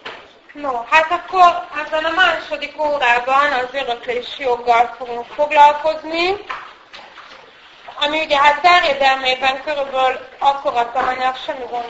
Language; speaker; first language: Hungarian; native; Hungarian